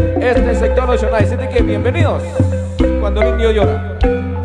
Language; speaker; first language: Spanish; non-native, local second language; Kaqchikel